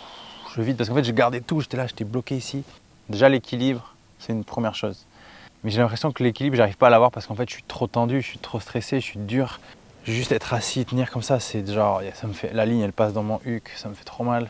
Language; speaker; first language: French; native; French